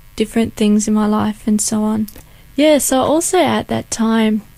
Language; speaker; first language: English; native; English